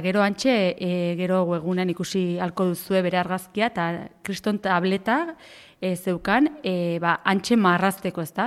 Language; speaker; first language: Basque; native; Basque